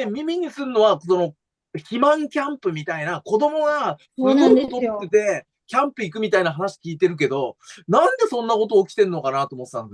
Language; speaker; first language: Japanese; native; Japanese